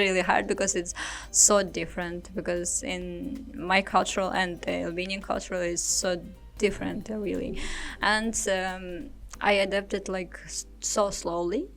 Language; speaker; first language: English; non-native, learner; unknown